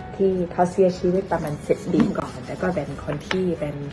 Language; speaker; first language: Thai; non-native, fluent; English